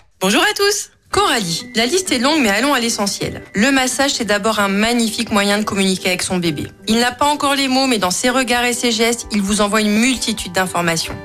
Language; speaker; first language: French; native; French